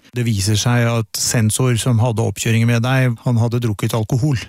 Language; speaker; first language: Norwegian; native; Norwegian